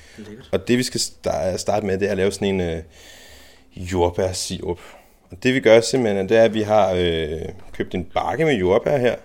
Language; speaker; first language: Danish; native; Danish